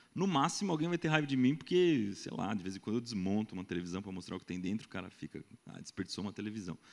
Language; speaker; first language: Portuguese; native; Portuguese